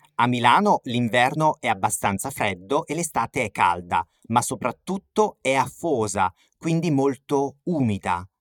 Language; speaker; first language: Italian; native; Italian